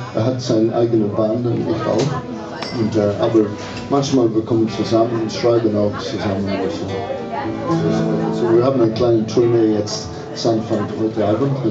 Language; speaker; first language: German; non-native, learner; English